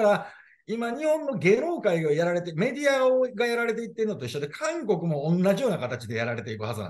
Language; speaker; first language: Japanese; native; Japanese